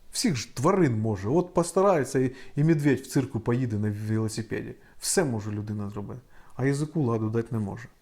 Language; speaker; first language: Ukrainian; non-native, local second language; Russian